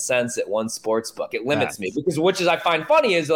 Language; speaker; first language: English; native; English